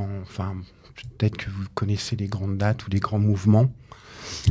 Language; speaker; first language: French; native; French